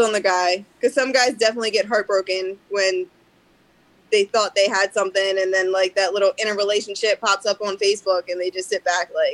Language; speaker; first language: English; native; English